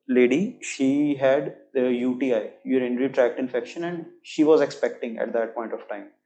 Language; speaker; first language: English; non-native, local second language; Punjabi